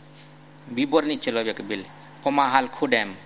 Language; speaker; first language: Czech; non-native, fluent; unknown